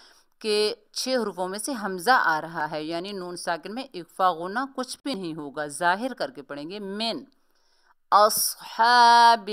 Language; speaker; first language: Urdu; native; Urdu